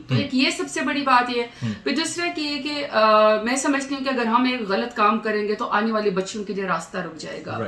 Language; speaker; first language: Urdu; non-native, local second language; Pashto